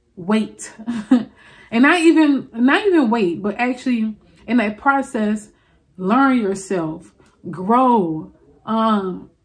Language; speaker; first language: English; native; English